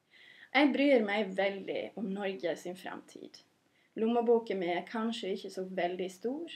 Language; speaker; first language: Norwegian; non-native, fluent; English